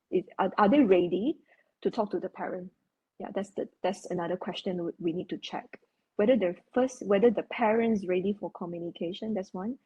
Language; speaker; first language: English; non-native, local second language; Chinese